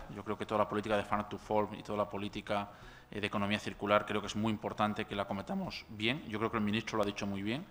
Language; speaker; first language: Spanish; native; Spanish